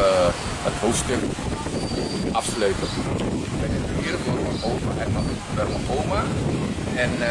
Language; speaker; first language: Dutch; early bilingual, heritage; Javanese